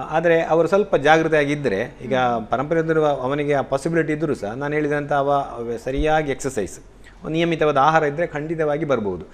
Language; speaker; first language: Kannada; non-native, local second language; Tulu